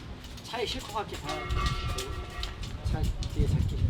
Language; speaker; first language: Korean; native; Korean